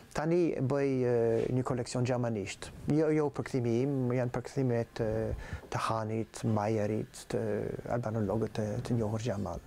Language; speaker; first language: Albanian; non-native, fluent; English